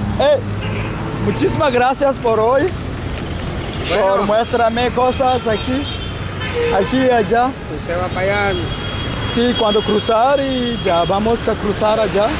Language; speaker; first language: Spanish; non-native, learner; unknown